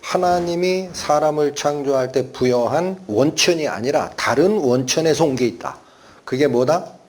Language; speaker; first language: Korean; native; Korean